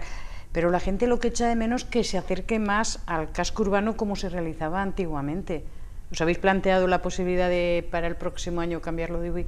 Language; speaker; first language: Spanish; native; Spanish